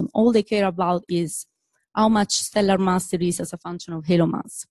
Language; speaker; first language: English; non-native, fluent; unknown